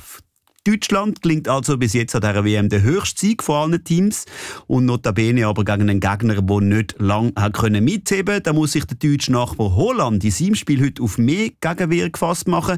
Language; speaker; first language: German; native; German